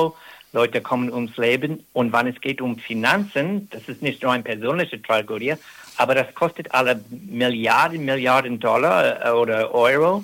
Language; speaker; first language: German; non-native, fluent; English